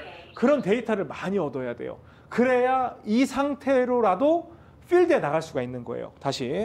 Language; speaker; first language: Korean; native; Korean